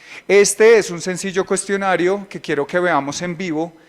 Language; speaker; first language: Spanish; native; Spanish